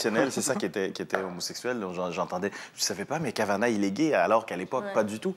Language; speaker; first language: French; native; French